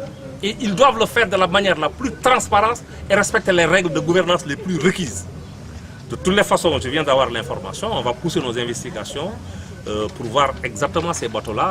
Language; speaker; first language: French; non-native, local second language; Wolof